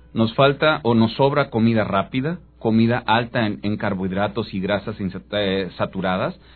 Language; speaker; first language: Spanish; native; Spanish